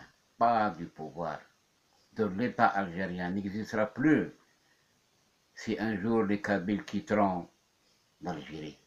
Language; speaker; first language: French; non-native, local second language; Kabyle